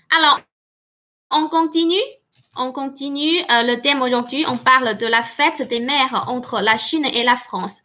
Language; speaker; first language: French; non-native, fluent; Chinese